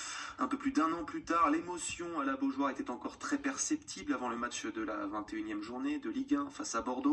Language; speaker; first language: French; native; French